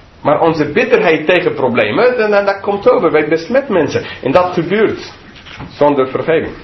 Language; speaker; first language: Dutch; non-native, fluent; English